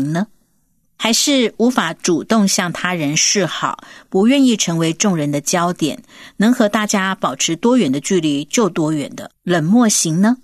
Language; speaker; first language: Chinese; native; Chinese